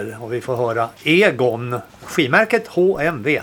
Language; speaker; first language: Swedish; native; Swedish